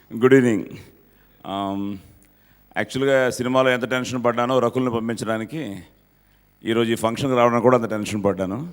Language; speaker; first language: Telugu; native; Telugu